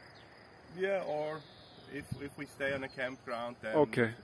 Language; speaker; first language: English; non-native, learner; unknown